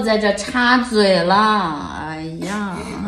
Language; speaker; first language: Chinese; native; Chinese